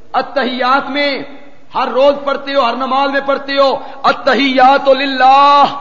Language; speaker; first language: Urdu; non-native, local second language; Punjabi